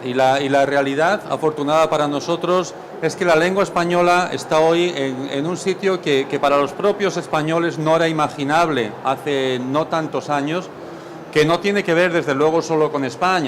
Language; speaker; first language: Spanish; native; Spanish